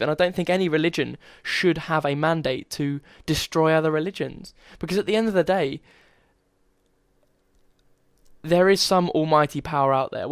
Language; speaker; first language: English; native; English